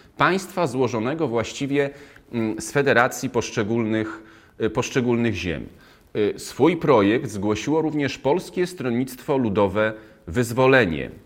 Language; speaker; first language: Polish; native; Polish